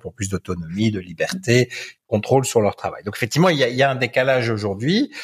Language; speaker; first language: French; native; French